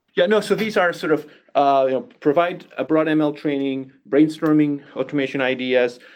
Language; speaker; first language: English; non-native, fluent; Catalan